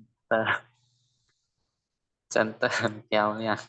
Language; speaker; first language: Chinese; non-native, learner; Indonesian